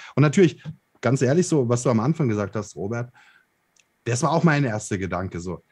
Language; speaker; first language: German; native; German